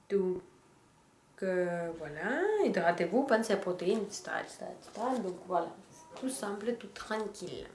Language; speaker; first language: French; non-native, fluent; Russian